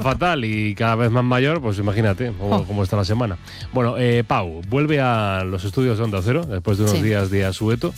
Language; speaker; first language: Spanish; native; Spanish